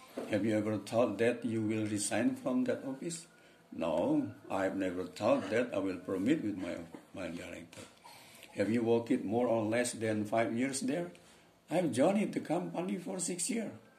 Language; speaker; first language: English; non-native, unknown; Indonesian